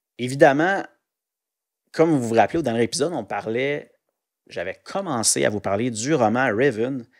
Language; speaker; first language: French; native; French